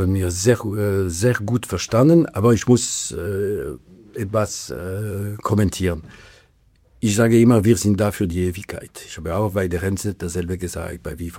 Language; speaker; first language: German; non-native, local second language; French